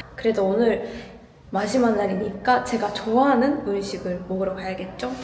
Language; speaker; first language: Korean; non-native, fluent; Japanese